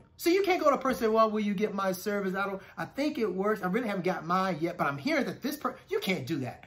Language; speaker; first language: English; native; English